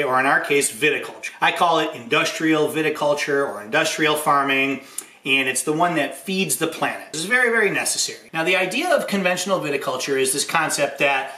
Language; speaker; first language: English; native; English